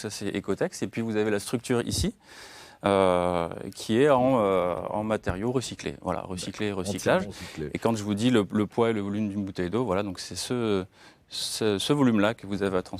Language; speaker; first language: French; native; French